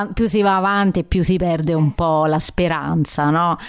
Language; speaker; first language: Italian; native; Italian